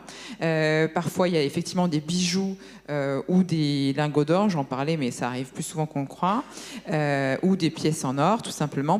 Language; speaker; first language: French; native; French